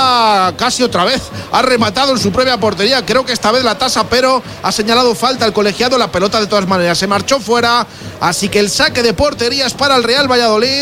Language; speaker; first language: Spanish; native; Spanish